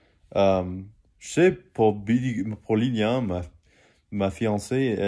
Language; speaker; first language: French; non-native, learner; English